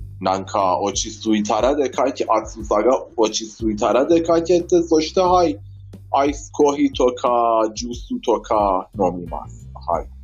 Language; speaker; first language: Japanese; non-native, learner; Persian